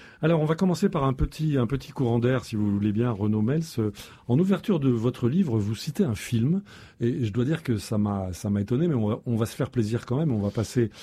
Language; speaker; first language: French; native; French